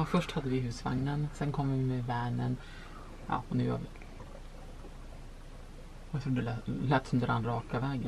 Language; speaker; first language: Swedish; native; Swedish